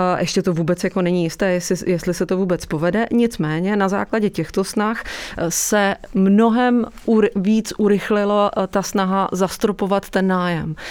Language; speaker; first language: Czech; native; Czech